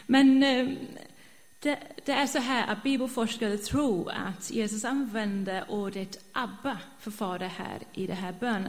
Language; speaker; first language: Swedish; non-native, fluent; English